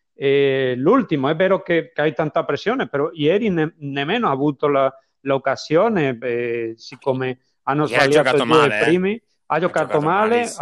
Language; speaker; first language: Italian; non-native, fluent; Spanish